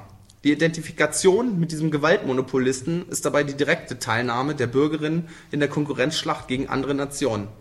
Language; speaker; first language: German; native; German